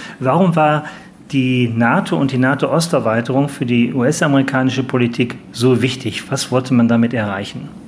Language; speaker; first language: German; native; German